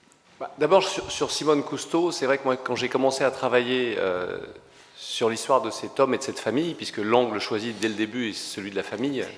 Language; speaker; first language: French; native; French